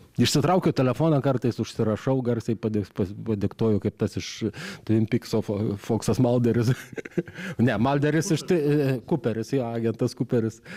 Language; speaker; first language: Lithuanian; native; Lithuanian